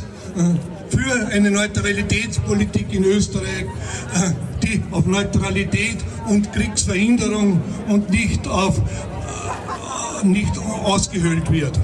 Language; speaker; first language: German; native; German